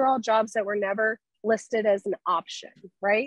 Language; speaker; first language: English; native; English